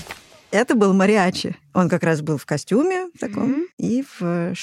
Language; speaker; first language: Russian; native; Russian